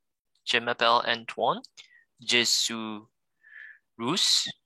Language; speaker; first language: French; non-native, learner; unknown